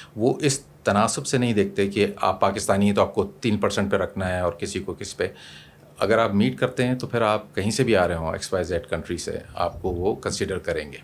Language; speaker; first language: Urdu; native; Urdu